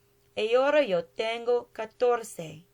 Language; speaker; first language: Spanish; non-native, learner; English